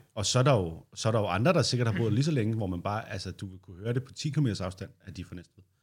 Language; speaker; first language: Danish; native; Danish